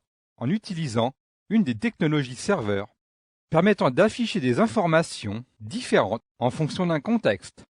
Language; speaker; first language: French; native; French